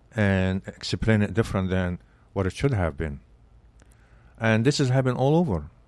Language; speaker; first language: English; non-native, fluent; Arabic